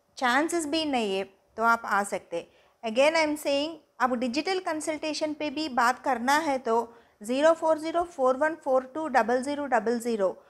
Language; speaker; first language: Hindi; non-native, local second language; Telugu